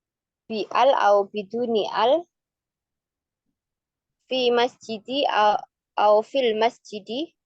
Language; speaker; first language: Arabic; non-native, fluent; Indonesian